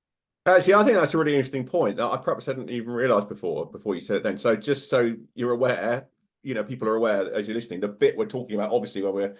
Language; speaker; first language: English; native; English